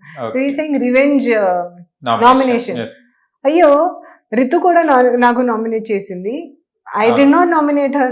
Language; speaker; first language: Telugu; non-native, learner; Hindi